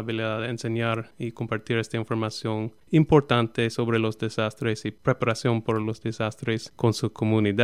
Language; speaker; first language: Spanish; non-native, fluent; English